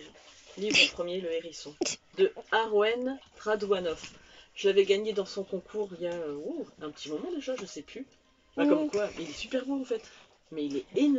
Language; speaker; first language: French; native; French